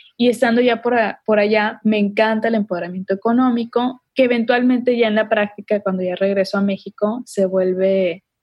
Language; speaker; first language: Spanish; native; Spanish